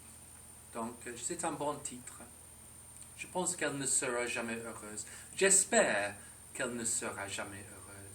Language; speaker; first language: French; non-native, fluent; English